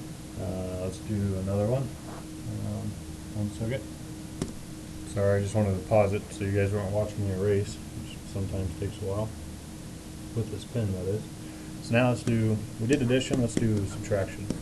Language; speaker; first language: English; native; English